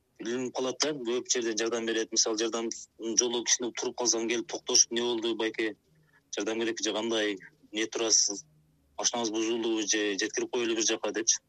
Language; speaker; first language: Kyrgyz; native; Kyrgyz